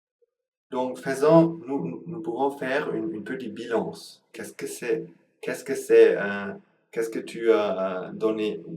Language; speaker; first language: French; non-native, learner; Sinhala